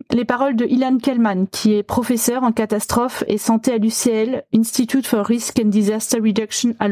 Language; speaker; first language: French; native; French